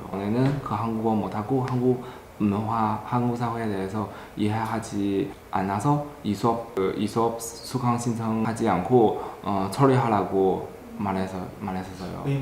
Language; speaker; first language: Korean; non-native, learner; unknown